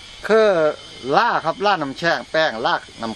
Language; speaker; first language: Thai; non-native, local second language; Northeastern Thai